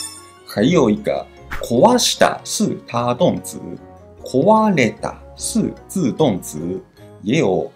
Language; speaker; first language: Chinese; non-native, fluent; Japanese